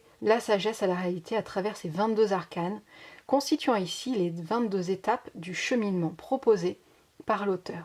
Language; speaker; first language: French; native; French